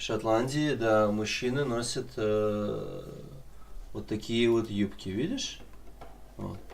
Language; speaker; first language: Russian; native; Russian